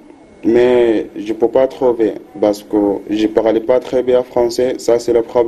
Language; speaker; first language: French; non-native, learner; Arabic